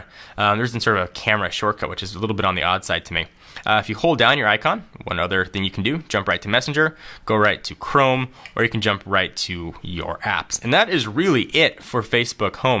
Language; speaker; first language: English; native; English